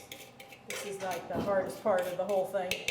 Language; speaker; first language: English; native; English